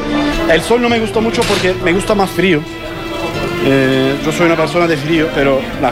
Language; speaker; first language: Spanish; non-native, learner; Turkish